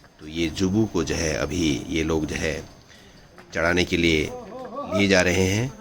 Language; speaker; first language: Hindi; non-native, local second language; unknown